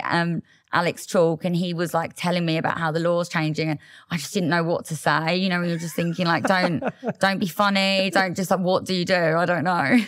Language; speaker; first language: English; native; English